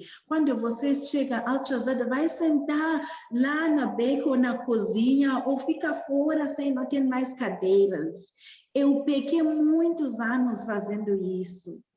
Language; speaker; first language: Portuguese; non-native, learner; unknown